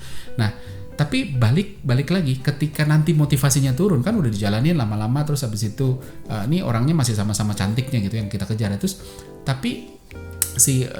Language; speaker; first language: Indonesian; native; Indonesian